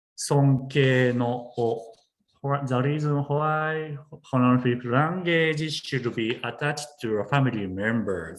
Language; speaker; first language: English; non-native, learner; Japanese